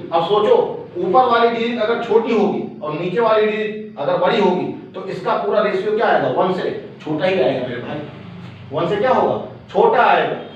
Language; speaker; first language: Hindi; native; Hindi